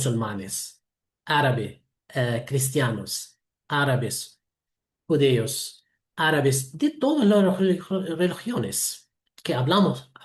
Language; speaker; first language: Spanish; non-native, fluent; Arabic